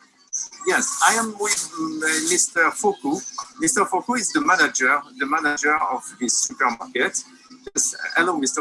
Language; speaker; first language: English; non-native, fluent; French